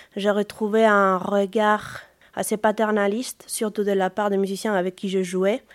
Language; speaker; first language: French; non-native, fluent; Spanish